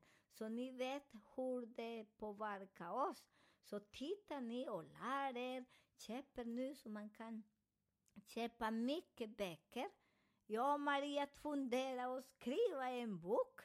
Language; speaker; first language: Swedish; non-native, fluent; Spanish